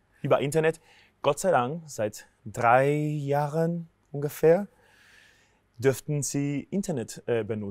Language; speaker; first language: German; non-native, fluent; Spanish